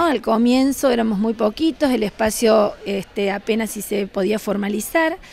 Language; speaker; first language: Spanish; native; Spanish